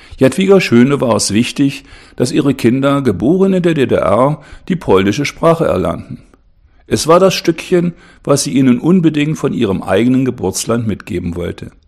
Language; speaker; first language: German; native; German